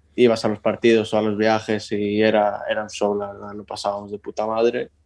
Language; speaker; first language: Spanish; native; Spanish